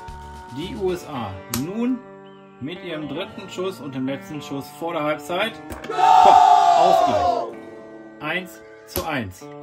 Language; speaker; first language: German; native; German